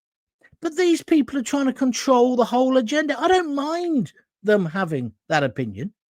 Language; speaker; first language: English; native; English